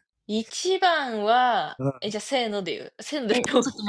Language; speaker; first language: Japanese; native; Japanese